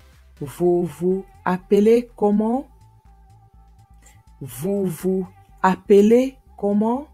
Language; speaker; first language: French; non-native, fluent; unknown